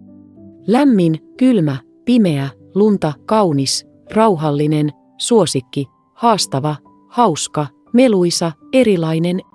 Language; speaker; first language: Finnish; non-native, fluent; Vietnamese